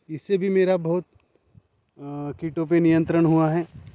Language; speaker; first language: Hindi; non-native, local second language; Marathi